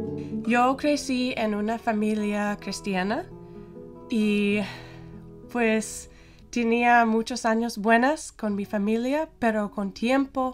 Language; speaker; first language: Spanish; non-native, fluent; English